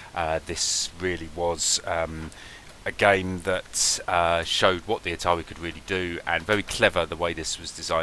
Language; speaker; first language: English; native; English